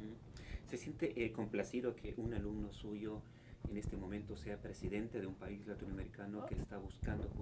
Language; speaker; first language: Spanish; native; Spanish